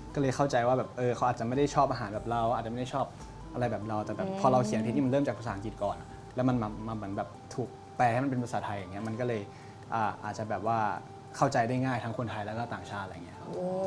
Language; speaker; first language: Thai; native; Thai